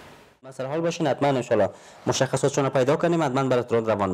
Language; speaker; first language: Persian; native; Persian